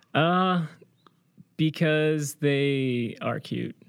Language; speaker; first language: English; early bilingual, other home language; Arabic